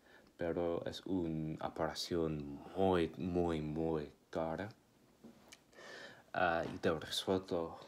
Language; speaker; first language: Spanish; non-native, learner; English